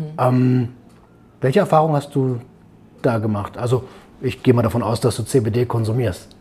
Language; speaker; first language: German; native; German